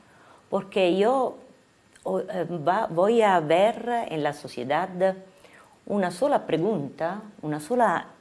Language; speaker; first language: Spanish; non-native, fluent; Italian